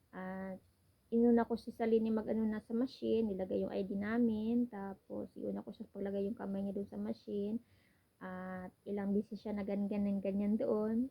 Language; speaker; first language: Filipino; non-native, local second language; Cebuano